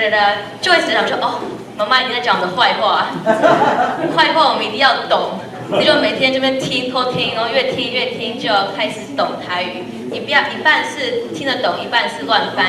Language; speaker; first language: Chinese; early bilingual, heritage; Chinese